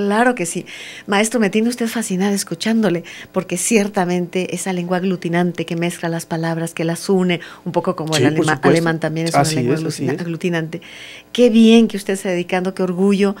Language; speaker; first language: Spanish; native; Spanish